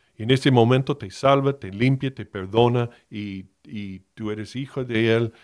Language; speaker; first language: Spanish; non-native, fluent; English